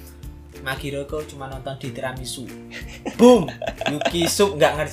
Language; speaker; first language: Indonesian; native; Indonesian